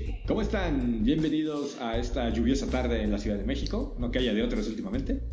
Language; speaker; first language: Spanish; native; Spanish